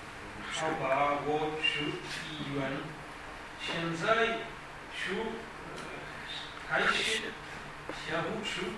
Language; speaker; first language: Chinese; non-native, learner; Italian